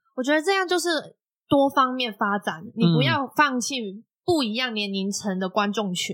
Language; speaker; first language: Chinese; non-native, local second language; Cantonese